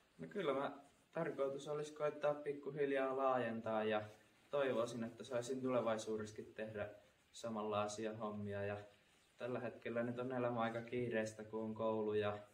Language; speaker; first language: Finnish; native; Finnish